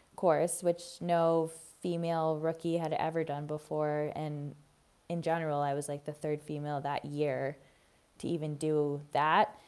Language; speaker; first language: English; native; English